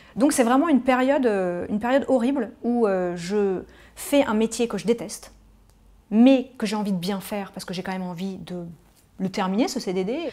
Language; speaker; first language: French; native; French